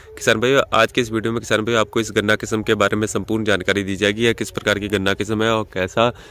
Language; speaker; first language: Hindi; non-native, local second language; Punjabi